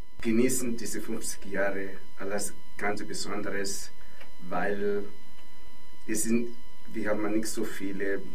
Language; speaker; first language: German; non-native, fluent; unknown